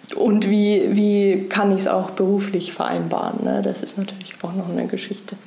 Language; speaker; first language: German; native; German